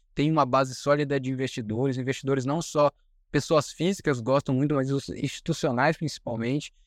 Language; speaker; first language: Portuguese; native; Portuguese